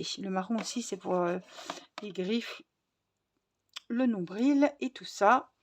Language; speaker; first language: French; native; French